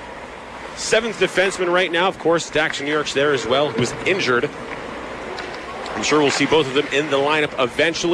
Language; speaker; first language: English; native; English